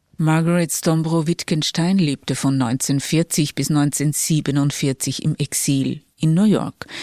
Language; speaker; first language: German; native; German